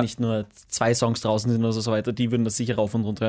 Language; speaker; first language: German; native; German